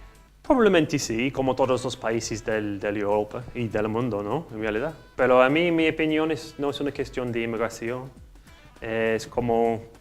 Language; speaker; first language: Spanish; non-native, learner; English